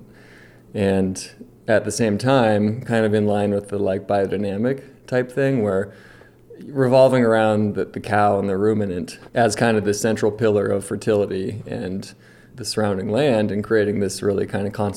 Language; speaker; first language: English; native; English